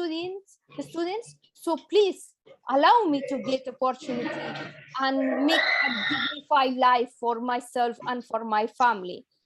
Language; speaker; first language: English; non-native, fluent; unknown